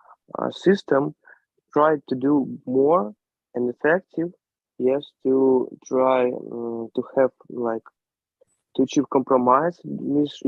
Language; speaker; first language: English; non-native, learner; Ukrainian